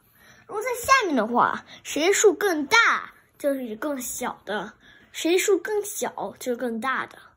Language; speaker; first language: Chinese; early bilingual, heritage; Chinese